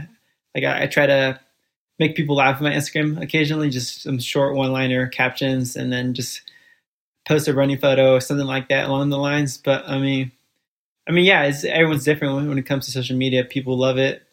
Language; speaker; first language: English; early bilingual, other home language; Spanish